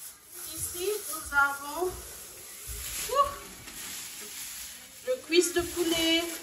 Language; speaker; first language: French; non-native, local second language; Lingala